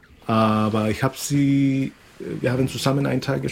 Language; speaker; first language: German; non-native, fluent; Spanish